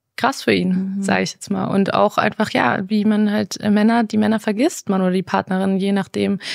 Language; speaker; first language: German; native; German